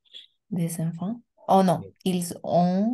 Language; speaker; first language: French; non-native, learner; Spanish